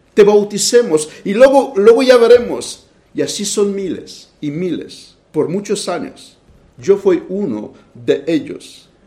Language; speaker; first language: Spanish; non-native, fluent; Romanian